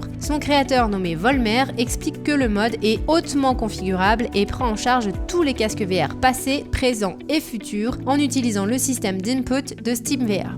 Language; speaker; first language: French; native; French